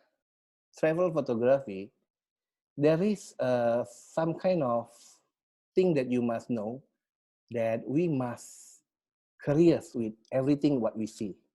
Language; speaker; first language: English; non-native, learner; Indonesian